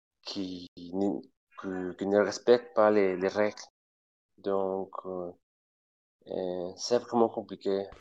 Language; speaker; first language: French; non-native, fluent; Spanish